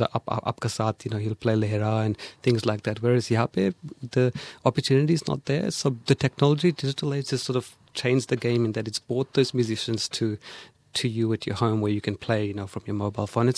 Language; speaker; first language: English; early bilingual, other home language; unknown